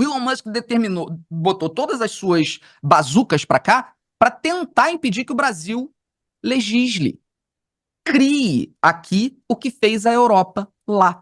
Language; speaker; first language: Portuguese; native; Portuguese